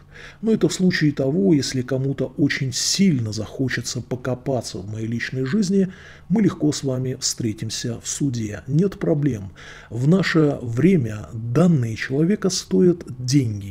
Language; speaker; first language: Russian; native; Russian